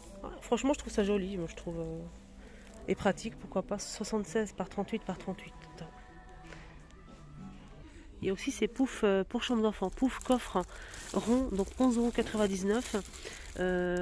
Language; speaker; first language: French; native; French